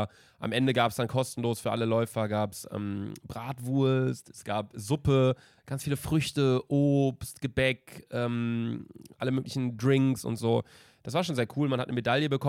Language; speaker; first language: German; native; German